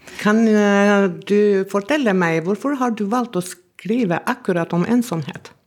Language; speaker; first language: Norwegian; non-native, fluent; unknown